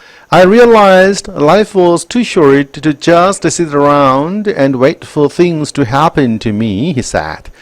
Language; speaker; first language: English; non-native, fluent; Korean